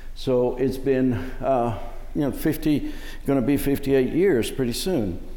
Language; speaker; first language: English; early bilingual, other home language; Spanish